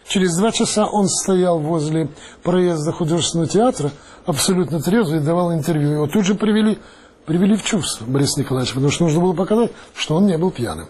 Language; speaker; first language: Russian; non-native, local second language; Ukrainian